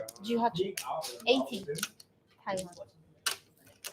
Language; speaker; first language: Japanese; non-native, fluent; Chinese